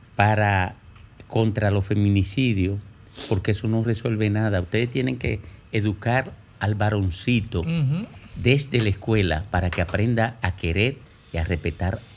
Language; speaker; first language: Spanish; native; Spanish